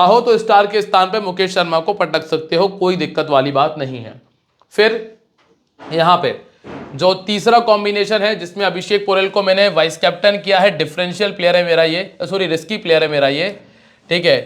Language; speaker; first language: Hindi; native; Hindi